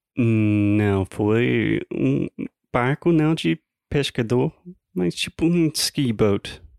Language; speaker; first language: Portuguese; non-native, fluent; English